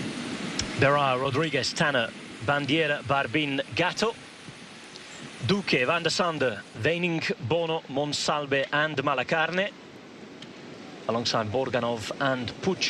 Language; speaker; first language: English; native; English